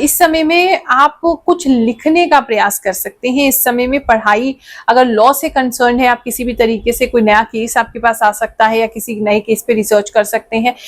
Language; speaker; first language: Hindi; native; Hindi